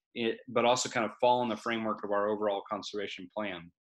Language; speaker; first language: English; native; English